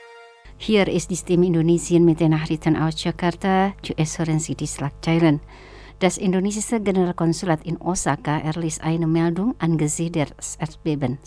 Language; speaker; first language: German; non-native, fluent; Indonesian